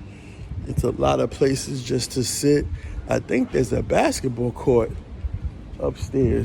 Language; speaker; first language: English; native; English